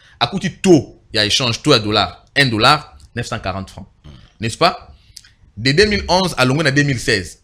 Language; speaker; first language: French; non-native, local second language; Lingala